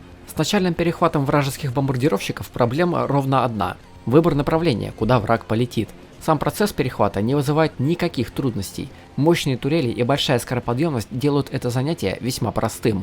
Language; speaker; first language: Russian; native; Russian